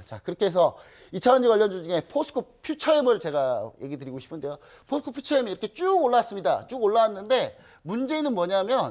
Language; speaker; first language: Korean; native; Korean